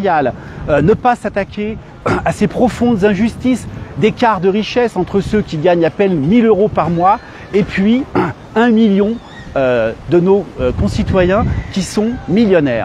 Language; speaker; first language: French; native; French